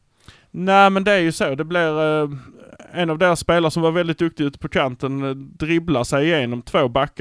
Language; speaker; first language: Swedish; native; Swedish